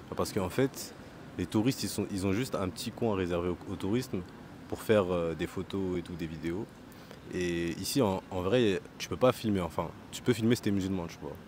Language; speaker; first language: French; native; French